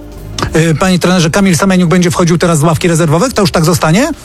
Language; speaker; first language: Polish; native; Polish